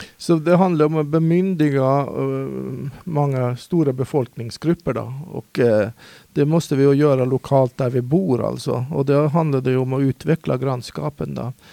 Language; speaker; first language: Swedish; native; Swedish